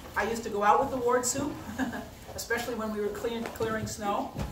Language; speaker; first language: English; native; English